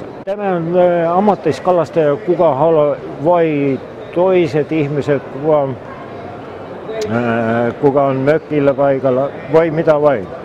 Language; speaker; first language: Finnish; non-native, learner; Estonian